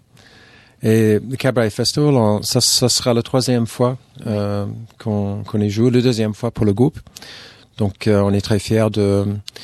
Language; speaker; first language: French; non-native, fluent; English